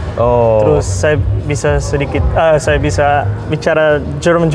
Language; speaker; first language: Indonesian; non-native, learner; Dutch